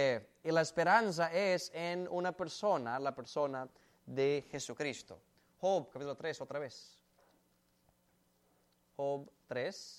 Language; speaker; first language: Spanish; native; Spanish